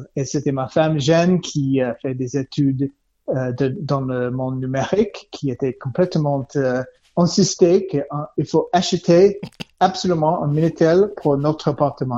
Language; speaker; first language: French; non-native, learner; English